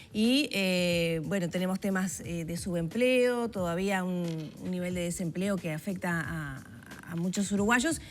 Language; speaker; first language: Spanish; native; Spanish